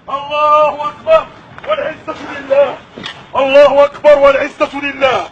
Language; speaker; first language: Arabic; native; Arabic